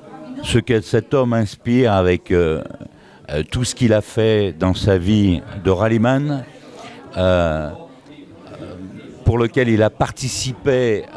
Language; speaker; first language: French; native; French